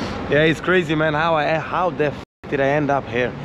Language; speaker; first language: English; non-native, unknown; Swedish